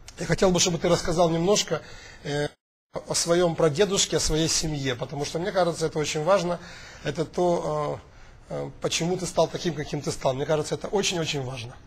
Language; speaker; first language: Russian; native; Russian